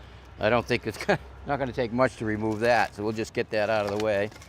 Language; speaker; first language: English; native; English